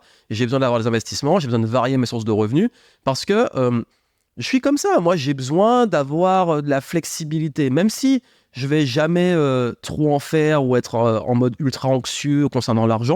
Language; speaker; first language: French; native; French